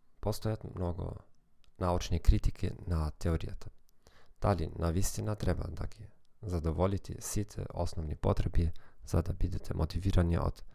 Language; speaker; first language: Macedonian; non-native, fluent; German